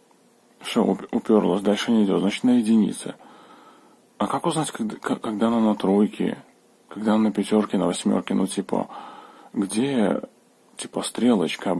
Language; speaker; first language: Russian; native; Russian